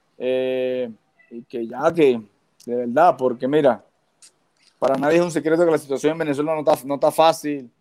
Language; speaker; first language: Spanish; native; Spanish